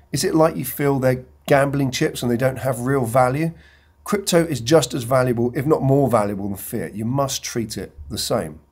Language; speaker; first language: English; native; English